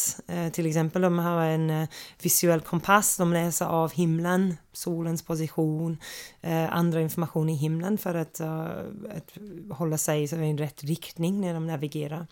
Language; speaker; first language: Swedish; non-native, fluent; English